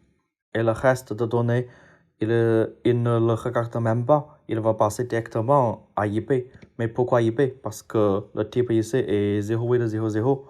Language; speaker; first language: French; non-native, fluent; Chinese